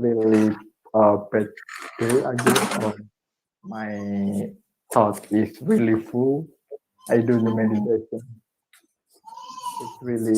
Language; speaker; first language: English; non-native, learner; Indonesian